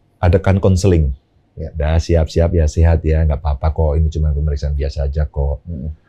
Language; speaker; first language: Indonesian; non-native, local second language; Javanese